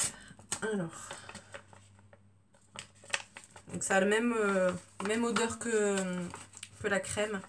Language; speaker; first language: French; native; French